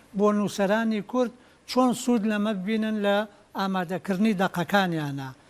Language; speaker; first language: Central Kurdish; native; Central Kurdish